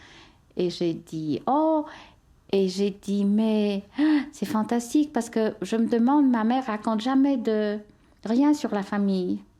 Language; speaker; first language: French; non-native, fluent; Polish